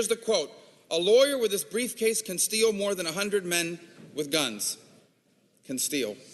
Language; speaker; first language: English; native; English